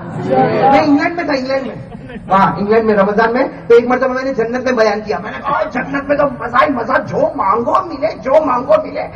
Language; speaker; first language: Urdu; native; Urdu